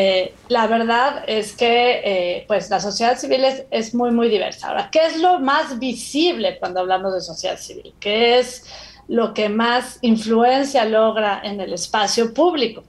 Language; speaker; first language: Spanish; native; Spanish